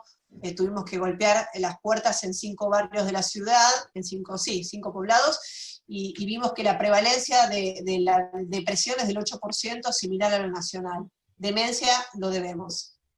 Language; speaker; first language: Spanish; native; Spanish